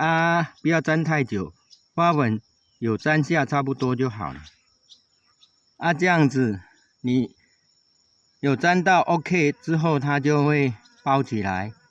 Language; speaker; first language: Chinese; non-native, local second language; Min Nan Chinese